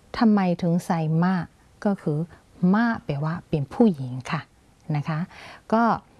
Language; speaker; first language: Thai; non-native, fluent; Burmese